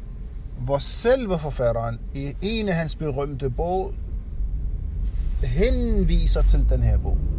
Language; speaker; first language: Danish; non-native, fluent; Arabic